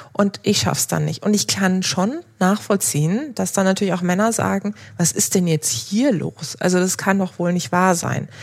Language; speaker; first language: German; early bilingual, other home language; Turkish